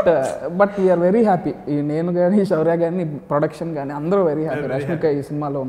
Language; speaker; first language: Telugu; native; Telugu